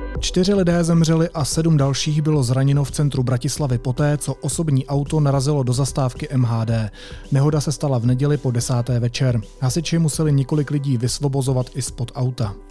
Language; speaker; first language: Czech; native; Czech